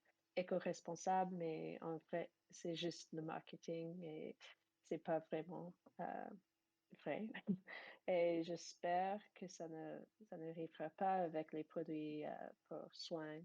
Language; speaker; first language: French; non-native, fluent; English